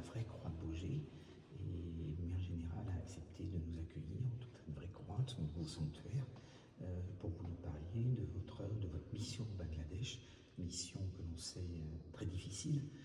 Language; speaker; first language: French; native; French